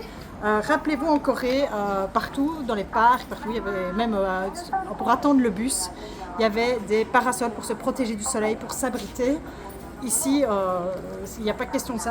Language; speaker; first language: French; native; French